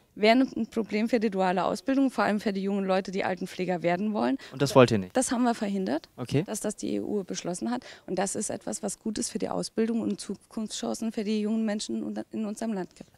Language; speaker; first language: German; native; German